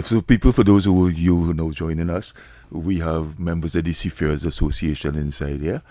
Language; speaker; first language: English; native; English